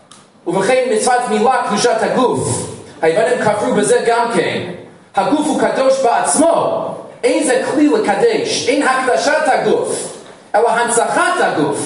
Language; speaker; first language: Hebrew; non-native, fluent; English